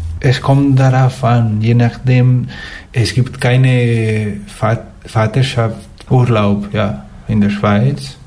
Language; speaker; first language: German; non-native, fluent; Spanish